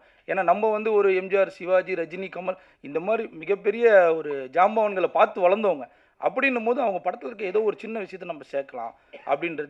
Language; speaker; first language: Tamil; native; Tamil